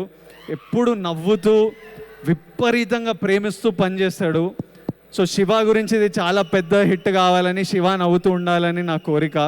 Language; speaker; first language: Telugu; native; Telugu